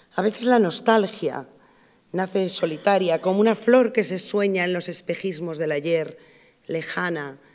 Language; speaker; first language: Spanish; native; Spanish